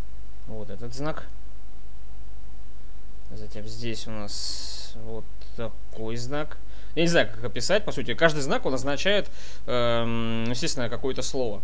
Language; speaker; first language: Russian; native; Russian